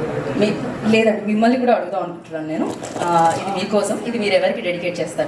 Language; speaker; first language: Telugu; native; Telugu